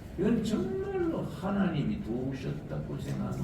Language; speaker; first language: Korean; native; Korean